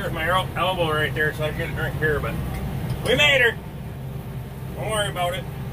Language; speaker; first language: English; native; English